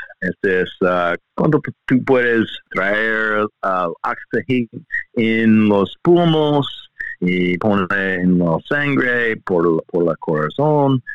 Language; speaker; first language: Spanish; non-native, learner; English